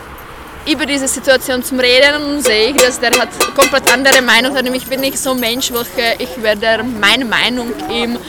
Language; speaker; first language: German; non-native, fluent; Czech